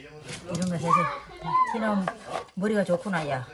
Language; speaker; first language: Korean; native; Korean